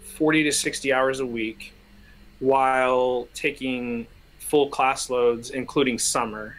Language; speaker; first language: English; native; English